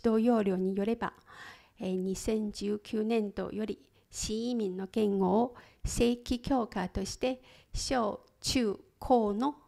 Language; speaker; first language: Japanese; non-native, fluent; Chinese